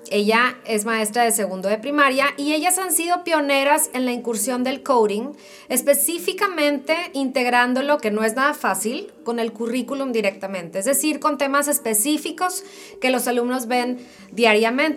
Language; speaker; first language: Spanish; native; Spanish